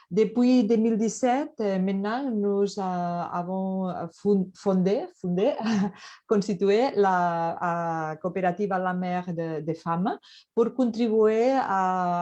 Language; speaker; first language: French; non-native, learner; Catalan